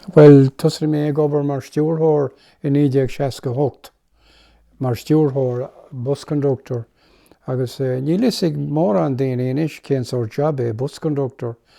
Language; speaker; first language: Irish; non-native, local second language; English